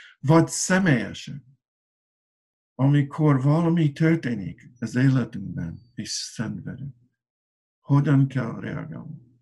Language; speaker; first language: Hungarian; non-native, learner; English